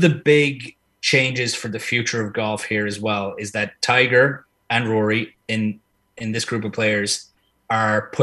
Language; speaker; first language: English; native; English